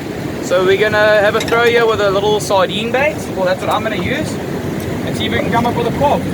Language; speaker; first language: English; native; English